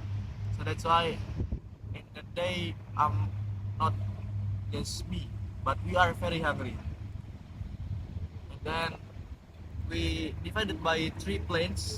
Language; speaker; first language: English; non-native, learner; Indonesian